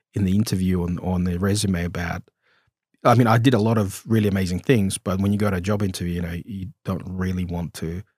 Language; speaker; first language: English; early bilingual, other home language; Romanian